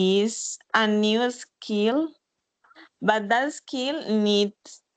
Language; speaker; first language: English; non-native, learner; Spanish